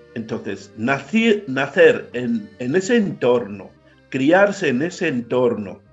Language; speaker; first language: Spanish; non-native, fluent; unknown